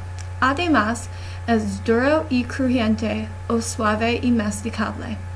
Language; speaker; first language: Spanish; non-native, learner; English